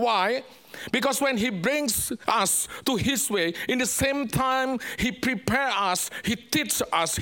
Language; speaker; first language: English; non-native, learner; Indonesian